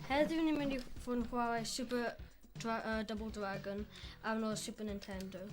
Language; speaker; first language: Welsh; non-native, local second language; English